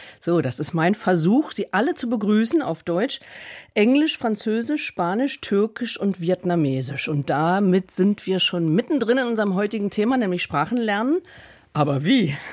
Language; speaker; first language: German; native; German